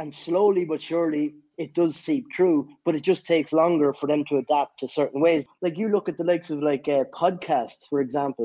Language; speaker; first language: English; native; English